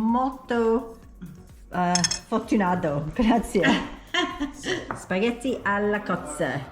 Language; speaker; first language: Italian; non-native, learner; English